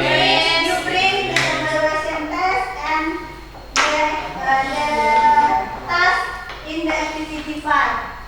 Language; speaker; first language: English; non-native, learner; Indonesian